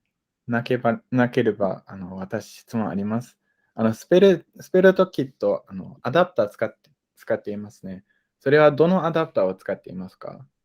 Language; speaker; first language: Japanese; non-native, fluent; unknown